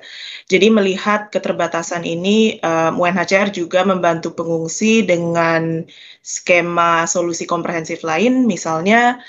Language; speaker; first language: Indonesian; native; Indonesian